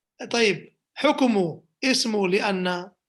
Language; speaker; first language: Arabic; non-native, fluent; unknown